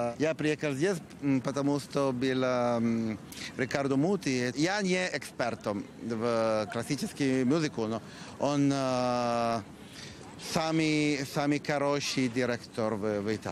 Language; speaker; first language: Russian; non-native, learner; Italian